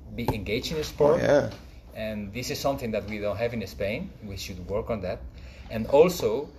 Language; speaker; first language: English; non-native, fluent; Spanish